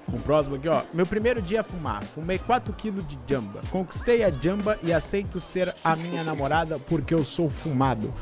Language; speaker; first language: Portuguese; native; Portuguese